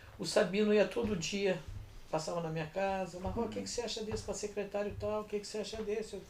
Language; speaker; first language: Portuguese; early bilingual, other home language; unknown